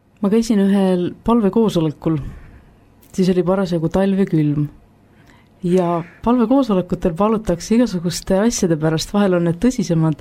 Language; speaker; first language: Estonian; native; Estonian